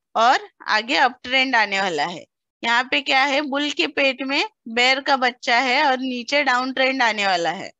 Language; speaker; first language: Hindi; non-native, local second language; Marathi